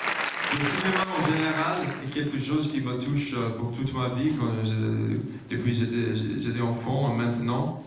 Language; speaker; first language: French; non-native, learner; English